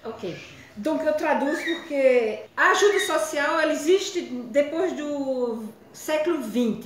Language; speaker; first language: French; non-native, fluent; Portuguese